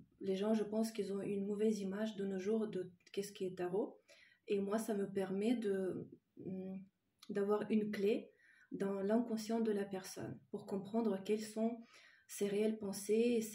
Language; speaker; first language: French; non-native, fluent; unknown